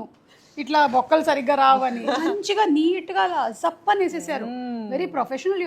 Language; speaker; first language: Telugu; native; Telugu